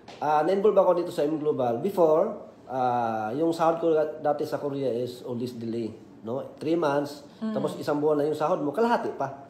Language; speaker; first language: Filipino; non-native, local second language; Cebuano